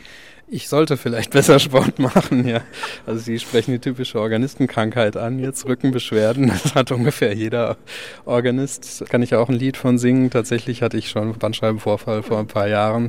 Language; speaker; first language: German; native; German